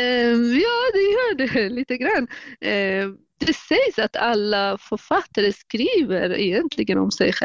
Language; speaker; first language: Swedish; non-native, fluent; Persian